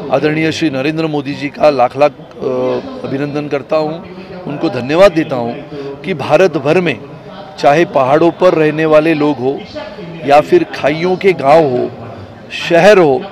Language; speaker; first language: Hindi; non-native, local second language; Marathi